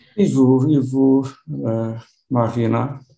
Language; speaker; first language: French; non-native, learner; Portuguese